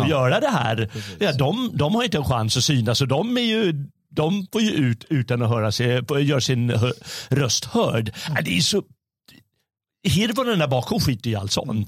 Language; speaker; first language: Swedish; native; Swedish